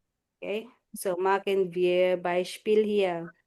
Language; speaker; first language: German; non-native, fluent; Filipino